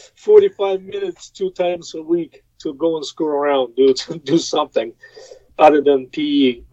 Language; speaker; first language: English; non-native, fluent; Russian